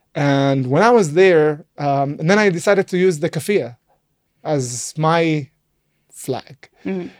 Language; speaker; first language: English; non-native, fluent; Arabic